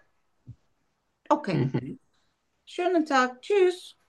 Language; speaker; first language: German; non-native, learner; Turkish